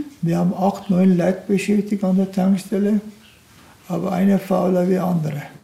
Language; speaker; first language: German; non-native, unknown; Turkish